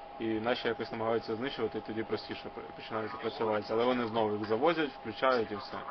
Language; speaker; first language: Ukrainian; native; Ukrainian